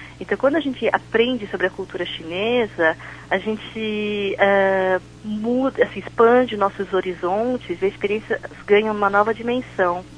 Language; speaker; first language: Portuguese; early bilingual, other home language; Chinese